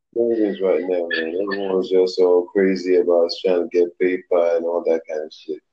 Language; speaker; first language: English; non-native, local second language; Yoruba